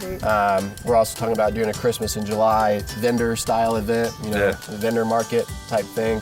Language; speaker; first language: English; native; English